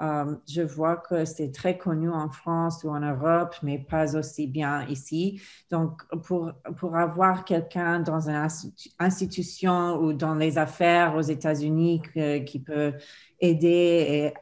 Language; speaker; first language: French; non-native, fluent; English